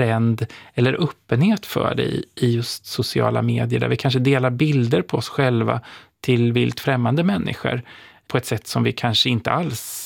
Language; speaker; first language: Swedish; native; Swedish